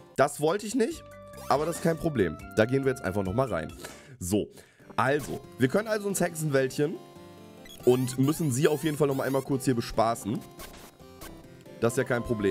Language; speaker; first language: German; native; German